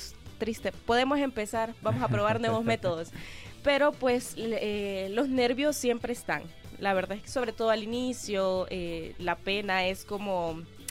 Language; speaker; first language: Spanish; native; Spanish